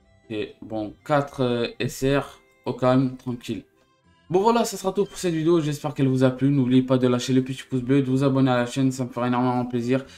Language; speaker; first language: French; native; French